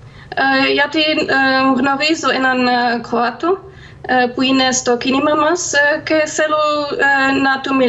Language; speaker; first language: Greek; non-native, fluent; German